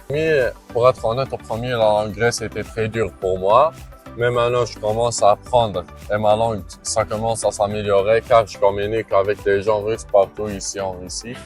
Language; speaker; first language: French; non-native, local second language; Arabic